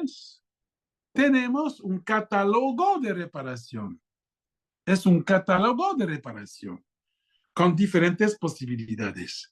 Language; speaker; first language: Spanish; non-native, fluent; French